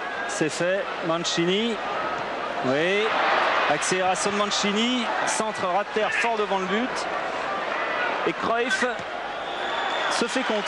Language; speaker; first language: French; native; French